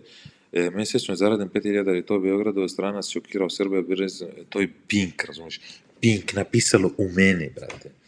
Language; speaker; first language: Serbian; non-native, learner; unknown